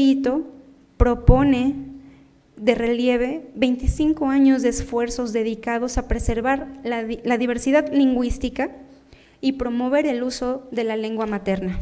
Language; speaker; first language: Spanish; native; Spanish